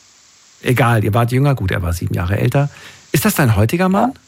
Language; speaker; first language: German; native; German